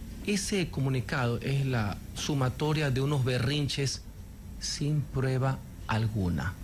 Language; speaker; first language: Spanish; native; Spanish